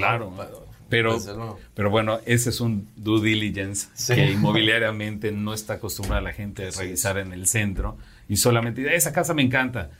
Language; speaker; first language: Spanish; native; Spanish